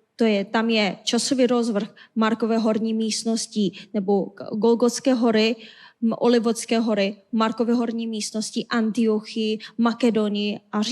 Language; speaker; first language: Czech; non-native, fluent; Korean